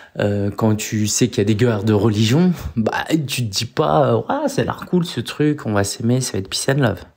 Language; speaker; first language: French; early bilingual, other home language; Chinese